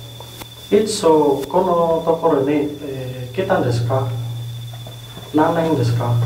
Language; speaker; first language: Japanese; non-native, learner; Indonesian